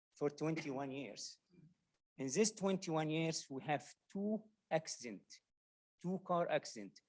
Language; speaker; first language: English; non-native, learner; Arabic